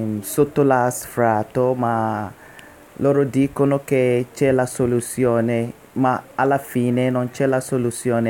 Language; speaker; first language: Italian; non-native, learner; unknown